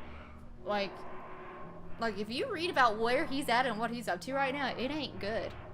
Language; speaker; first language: English; native; English